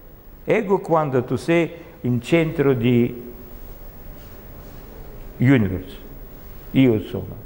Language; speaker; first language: Italian; non-native, learner; Russian